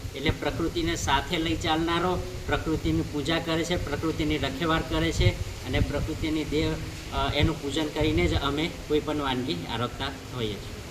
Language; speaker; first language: Gujarati; non-native, local second language; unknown